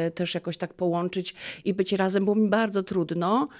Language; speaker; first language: Polish; native; Polish